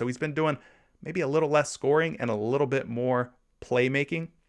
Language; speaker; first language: English; native; English